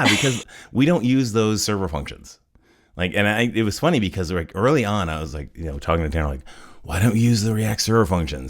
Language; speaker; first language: English; native; English